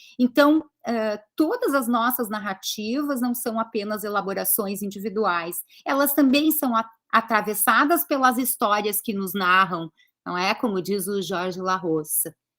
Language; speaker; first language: Portuguese; early bilingual, other home language; Greek